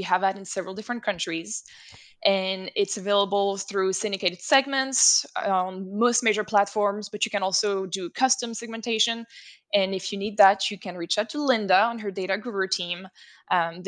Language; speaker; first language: English; non-native, fluent; French